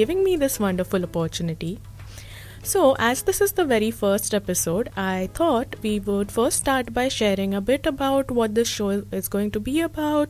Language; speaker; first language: English; non-native, local second language; Marathi